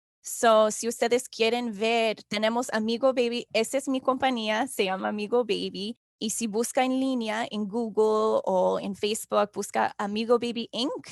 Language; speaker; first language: Spanish; non-native, fluent; English